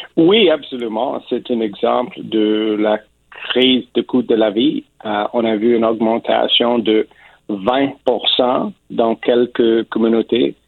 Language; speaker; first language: French; non-native, local second language; English